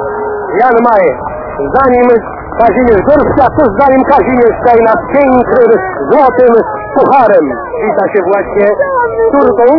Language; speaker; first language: Polish; native; Polish